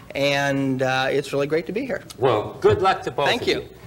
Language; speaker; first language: English; native; English